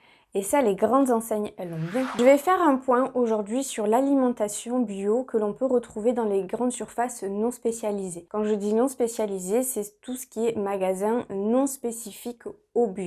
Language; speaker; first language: French; native; French